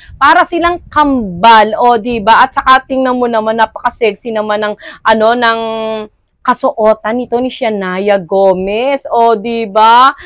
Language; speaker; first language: Filipino; native; Filipino